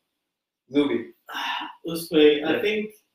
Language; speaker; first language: English; non-native, local second language; Igbo